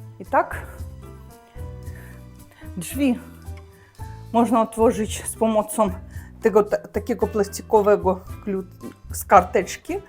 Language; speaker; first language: Polish; non-native, learner; Russian